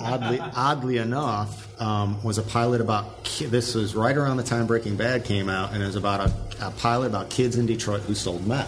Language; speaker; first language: English; native; English